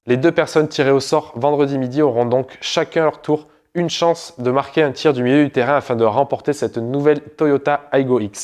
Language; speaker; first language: French; native; French